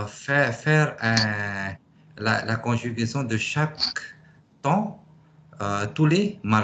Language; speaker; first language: French; non-native, fluent; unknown